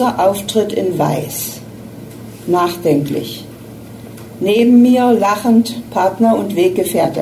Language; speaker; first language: German; native; German